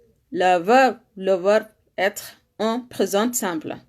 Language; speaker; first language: French; non-native, learner; Arabic